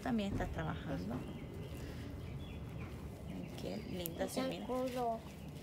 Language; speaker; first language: Spanish; native; Spanish